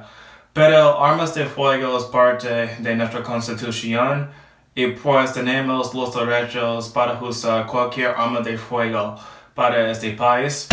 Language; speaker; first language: Spanish; non-native, learner; English